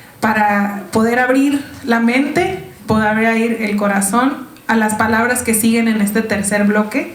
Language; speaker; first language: Spanish; native; Spanish